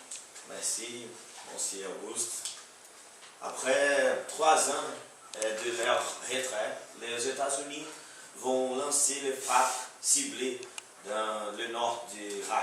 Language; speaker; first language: French; non-native, learner; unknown